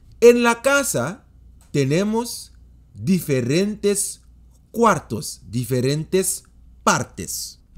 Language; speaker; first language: Spanish; non-native, fluent; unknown